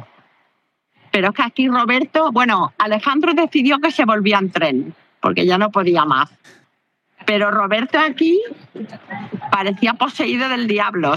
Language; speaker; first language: Spanish; native; Spanish